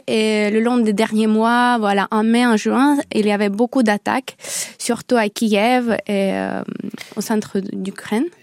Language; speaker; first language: French; non-native, fluent; Ukrainian